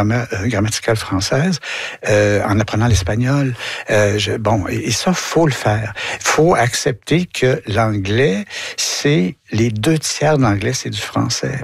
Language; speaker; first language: French; native; French